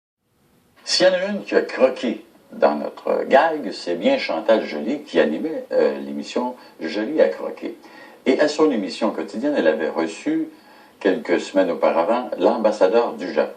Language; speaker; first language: French; native; French